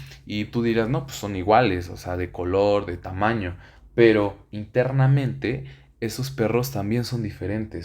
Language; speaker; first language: Spanish; native; Spanish